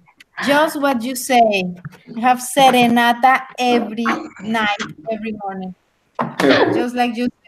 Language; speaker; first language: English; non-native, learner; Spanish